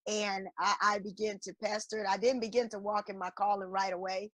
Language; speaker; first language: English; native; English